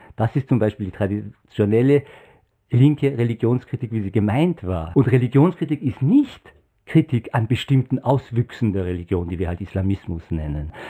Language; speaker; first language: German; non-native, fluent; Persian